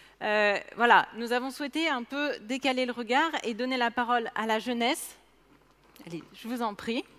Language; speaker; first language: French; native; French